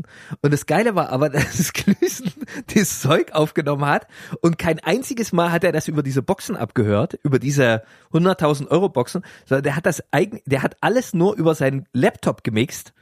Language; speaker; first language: German; native; German